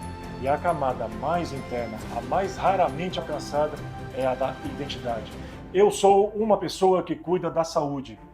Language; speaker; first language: Portuguese; native; Portuguese